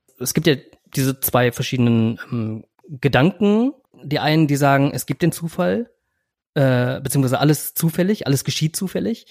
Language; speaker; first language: German; native; German